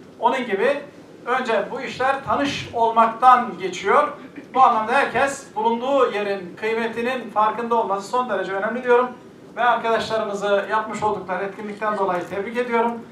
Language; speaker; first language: Turkish; native; Turkish